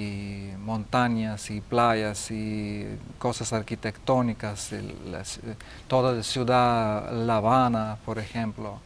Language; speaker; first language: Spanish; non-native, learner; Lithuanian